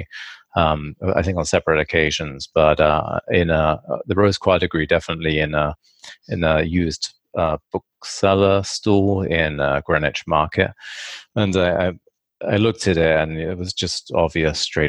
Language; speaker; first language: English; native; English